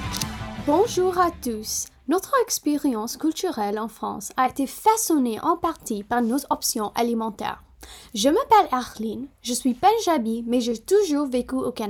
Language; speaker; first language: French; non-native, fluent; Punjabi